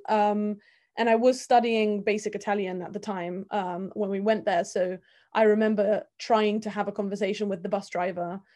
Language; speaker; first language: English; early bilingual, other home language; Bulgarian